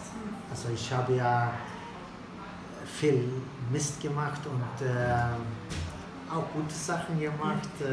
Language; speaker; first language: German; non-native, fluent; Swedish